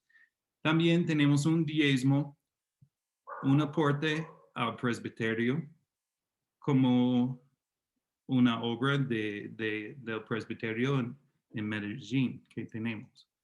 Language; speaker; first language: Spanish; non-native, fluent; English